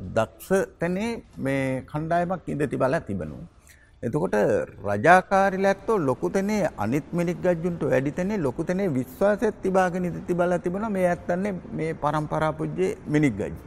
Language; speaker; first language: Sinhala; native; Sinhala